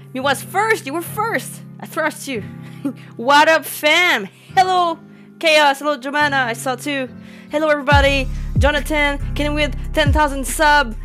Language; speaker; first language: English; non-native, fluent; French